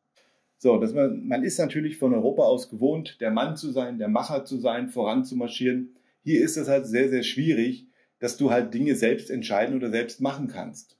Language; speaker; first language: German; native; German